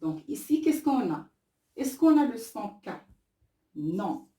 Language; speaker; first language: French; non-native, local second language; Arabic